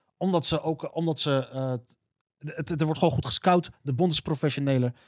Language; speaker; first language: Dutch; early bilingual, other home language; Arabic